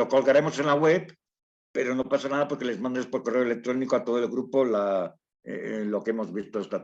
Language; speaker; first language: Spanish; native; Spanish